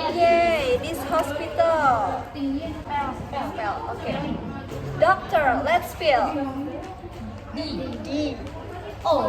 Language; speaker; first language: English; non-native, learner; Indonesian